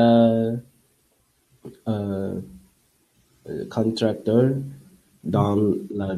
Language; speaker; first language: French; non-native, learner; English